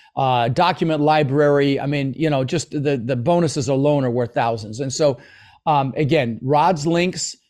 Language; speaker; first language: English; early bilingual, other home language; Dutch